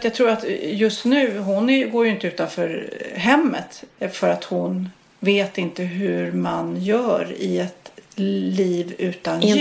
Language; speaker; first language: Swedish; native; Swedish